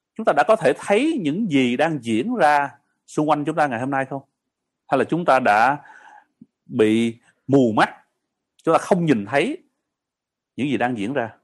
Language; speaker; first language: Vietnamese; early bilingual, heritage; Vietnamese